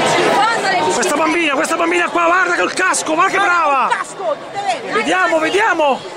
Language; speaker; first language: Italian; native; Italian